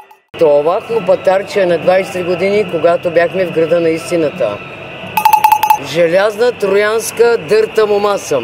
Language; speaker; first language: Bulgarian; native; Bulgarian